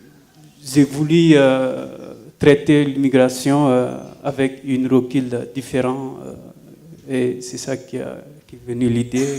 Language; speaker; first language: French; non-native, local second language; Wolof